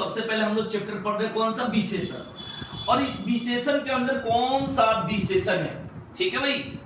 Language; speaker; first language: Hindi; native; Hindi